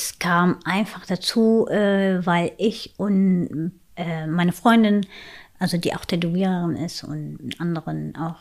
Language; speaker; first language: German; non-native, fluent; Arabic